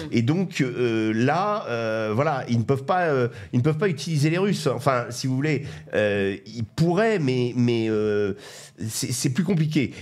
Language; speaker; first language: French; native; French